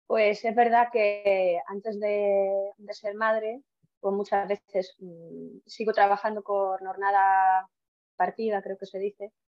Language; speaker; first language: Spanish; non-native, fluent; Estonian